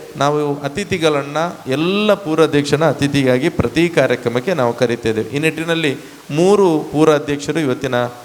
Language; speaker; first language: Kannada; native; Kannada